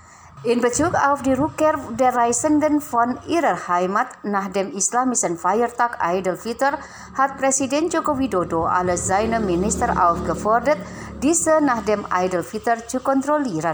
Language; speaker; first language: German; non-native, fluent; Indonesian